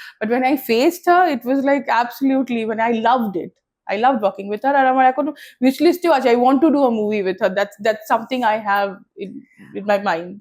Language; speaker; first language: English; early bilingual, other home language; Bangla